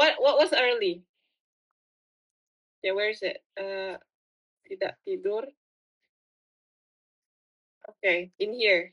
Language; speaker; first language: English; non-native, fluent; Indonesian